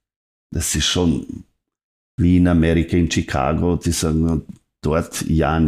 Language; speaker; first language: German; non-native, fluent; Serbian